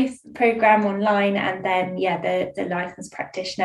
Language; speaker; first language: English; native; English